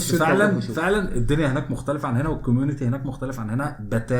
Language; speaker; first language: Arabic; native; Arabic